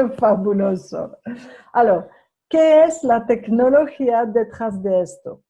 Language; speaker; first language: Spanish; non-native, fluent; French